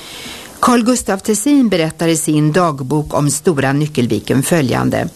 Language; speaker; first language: Swedish; native; Swedish